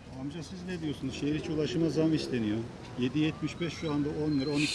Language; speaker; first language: Turkish; native; Turkish